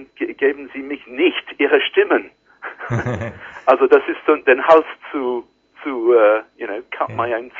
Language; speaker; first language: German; non-native, learner; English